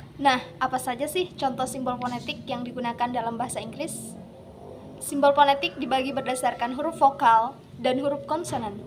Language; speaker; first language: Indonesian; native; Indonesian